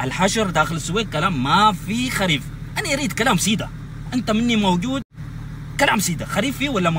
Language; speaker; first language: Arabic; native; Arabic